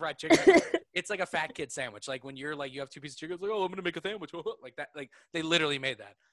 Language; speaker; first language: English; native; English